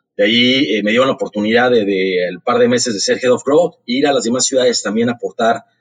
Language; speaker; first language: Spanish; native; Spanish